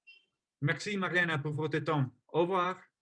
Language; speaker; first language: French; non-native, learner; Spanish